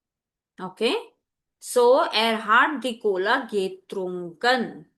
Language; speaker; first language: German; non-native, learner; Hindi